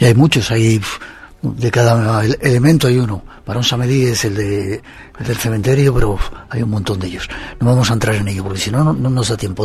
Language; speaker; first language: Spanish; native; Spanish